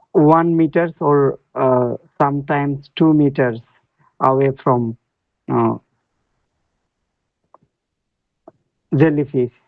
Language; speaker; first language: English; non-native, learner; Bangla